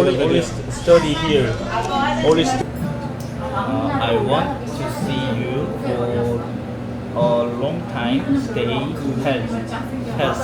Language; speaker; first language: English; non-native, learner; Korean